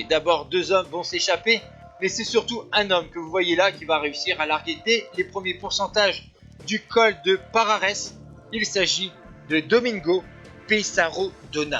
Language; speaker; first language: French; native; French